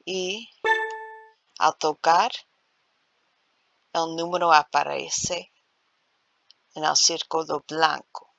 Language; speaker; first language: Spanish; non-native, learner; English